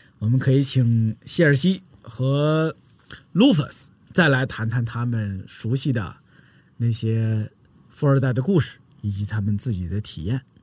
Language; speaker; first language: Chinese; native; Chinese